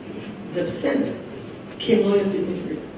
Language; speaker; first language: Hebrew; non-native, fluent; English